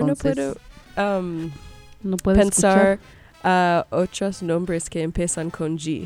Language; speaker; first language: Spanish; non-native, learner; English